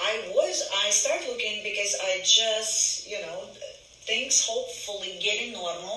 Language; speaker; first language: English; non-native, fluent; Ukrainian